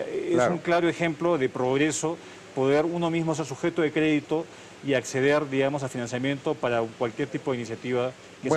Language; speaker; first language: Spanish; native; Spanish